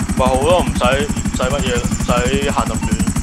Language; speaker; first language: Chinese; native; Chinese